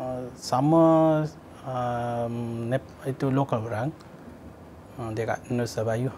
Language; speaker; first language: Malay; non-native, learner; Nepali